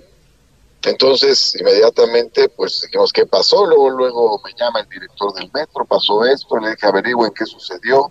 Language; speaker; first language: Spanish; native; Spanish